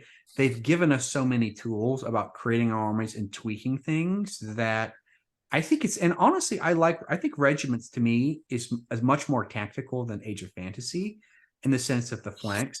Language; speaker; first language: English; native; English